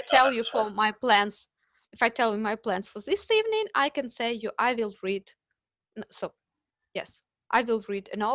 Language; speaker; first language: English; non-native, fluent; Ukrainian